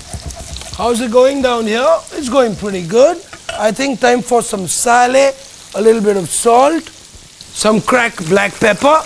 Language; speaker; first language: English; non-native, local second language; Hindi